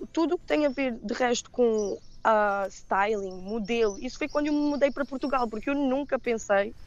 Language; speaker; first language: Portuguese; early bilingual, heritage; Portuguese